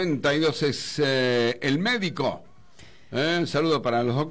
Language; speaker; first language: Spanish; native; Spanish